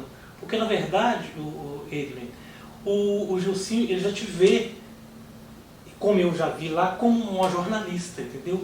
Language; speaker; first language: Portuguese; native; Portuguese